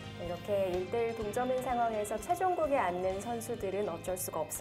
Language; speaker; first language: Korean; native; Korean